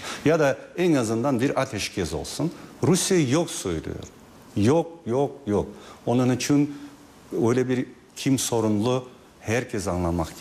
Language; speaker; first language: Turkish; non-native, fluent; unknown